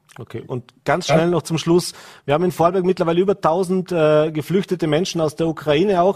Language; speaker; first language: German; native; German